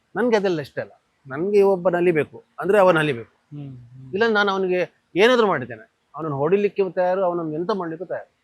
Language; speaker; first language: Kannada; non-native, local second language; Tulu